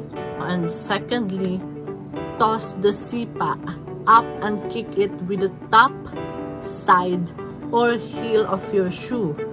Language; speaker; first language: English; non-native, local second language; Cebuano